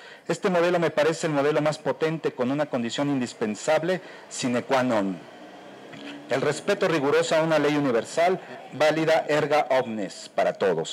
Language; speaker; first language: Spanish; native; Spanish